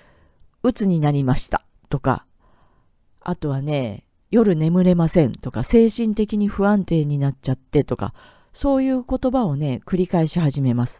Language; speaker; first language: Japanese; native; Japanese